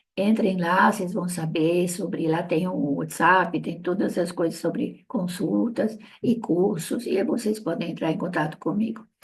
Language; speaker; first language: Portuguese; early bilingual, other home language; Italian